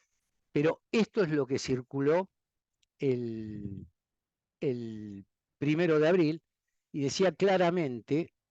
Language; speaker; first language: Spanish; native; Spanish